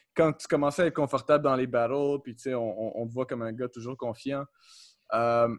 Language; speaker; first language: French; native; French